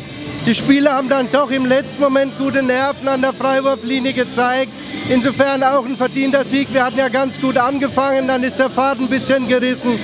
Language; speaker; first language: German; native; German